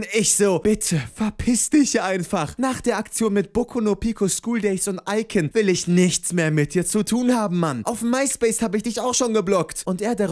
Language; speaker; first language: German; native; German